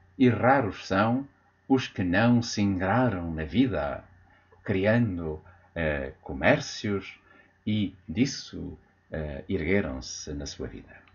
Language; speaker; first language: Portuguese; native; Portuguese